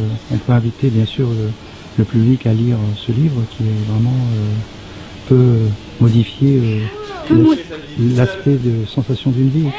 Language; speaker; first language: French; native; French